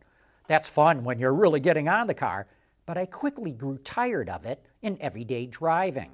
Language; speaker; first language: English; native; English